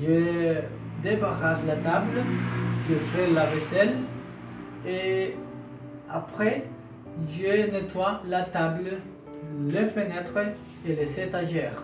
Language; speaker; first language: French; non-native, learner; Spanish